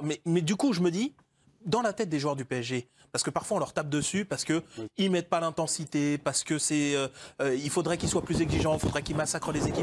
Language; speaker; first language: French; native; French